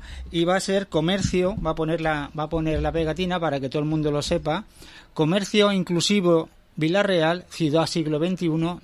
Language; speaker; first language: Spanish; native; Spanish